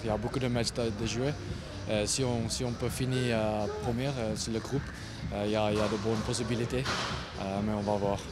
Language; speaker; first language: French; non-native, learner; Afrikaans